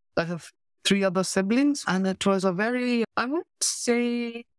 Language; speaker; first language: English; native; English